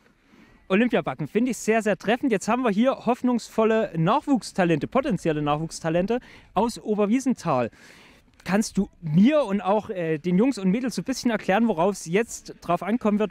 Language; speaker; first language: German; native; German